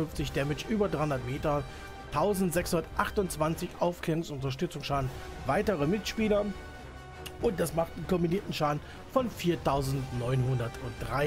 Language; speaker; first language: German; native; German